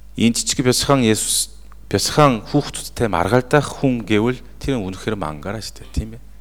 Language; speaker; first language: Mongolian; non-native, fluent; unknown